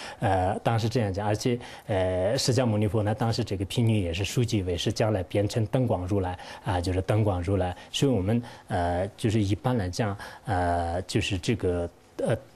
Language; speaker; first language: Chinese; non-native, local second language; Tibetan